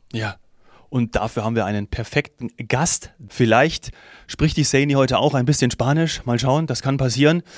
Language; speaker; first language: German; native; German